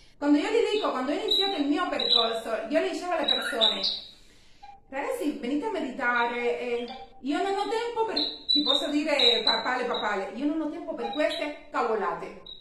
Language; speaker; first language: Italian; non-native, fluent; Spanish